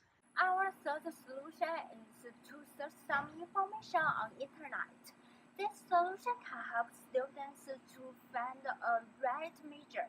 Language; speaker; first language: English; non-native, learner; Chinese